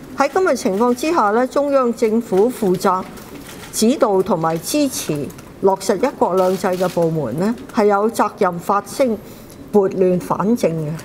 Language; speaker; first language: Cantonese; native; Cantonese